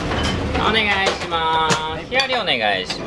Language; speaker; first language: Japanese; native; Japanese